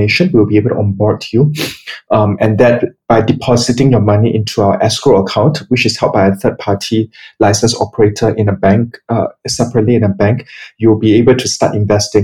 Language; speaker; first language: English; non-native, local second language; Chinese